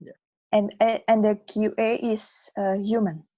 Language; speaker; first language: English; non-native, fluent; Indonesian